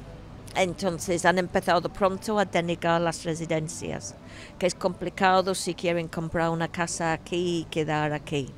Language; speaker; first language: Spanish; non-native, fluent; English